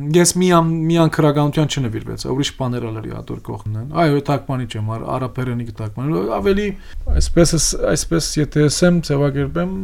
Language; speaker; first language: Armenian; early bilingual, heritage; Armenian